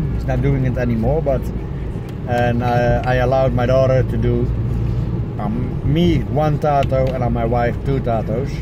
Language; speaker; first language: English; non-native, learner; Dutch